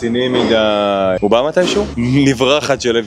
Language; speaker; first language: Hebrew; native; Hebrew